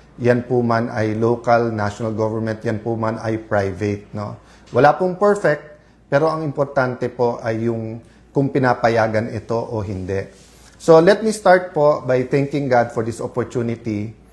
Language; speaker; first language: Filipino; native; Filipino